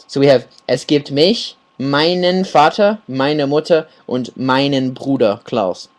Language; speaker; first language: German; non-native, fluent; English